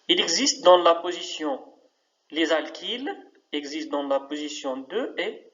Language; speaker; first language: French; non-native, local second language; Arabic